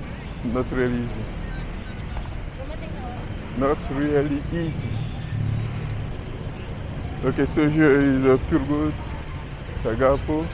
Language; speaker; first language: English; non-native, fluent; French